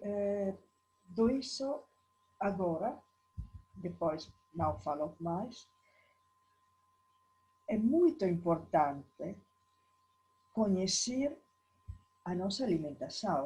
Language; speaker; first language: Portuguese; non-native, learner; Italian